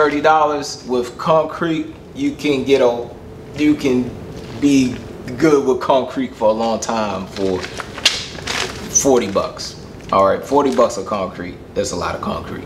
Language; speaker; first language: English; native; English